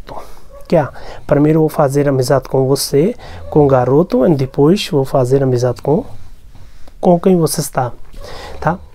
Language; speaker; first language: Portuguese; non-native, learner; Hindi